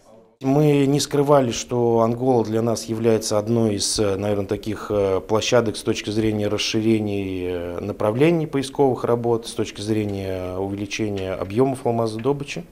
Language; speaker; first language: Russian; native; Russian